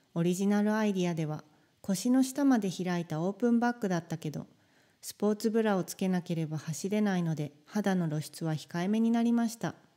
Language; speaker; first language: Japanese; native; Japanese